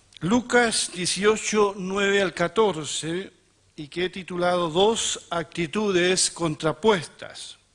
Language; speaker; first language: Spanish; native; Spanish